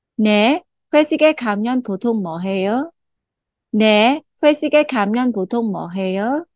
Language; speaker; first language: Korean; non-native, fluent; Khmer